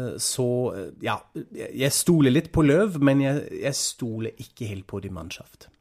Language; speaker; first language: Norwegian; non-native, fluent; German